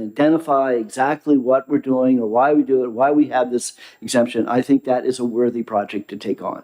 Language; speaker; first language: English; native; English